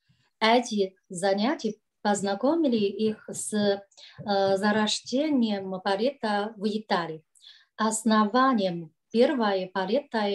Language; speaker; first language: Russian; non-native, learner; Chinese